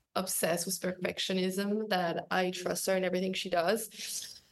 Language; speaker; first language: English; non-native, fluent; French